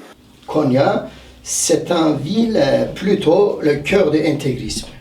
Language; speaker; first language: French; non-native, learner; Turkish